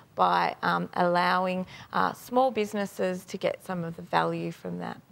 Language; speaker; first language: English; native; English